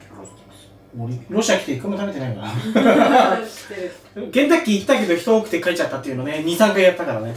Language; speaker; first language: Japanese; native; Japanese